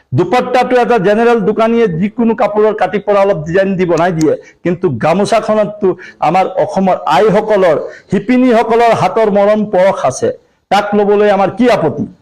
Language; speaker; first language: Assamese; non-native, local second language; Marwari